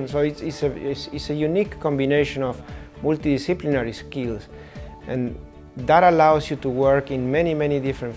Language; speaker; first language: English; non-native, fluent; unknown